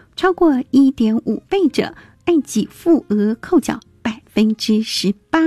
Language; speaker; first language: Chinese; native; Chinese